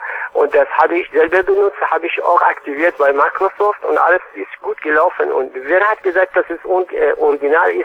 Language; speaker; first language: German; non-native, learner; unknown